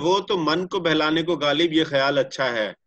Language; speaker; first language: Hindi; native; Hindi